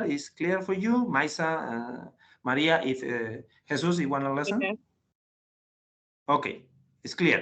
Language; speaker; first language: English; non-native, learner; Spanish